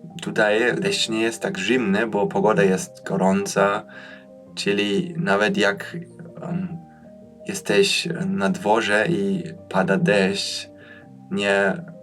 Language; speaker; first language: Polish; early bilingual, heritage; Polish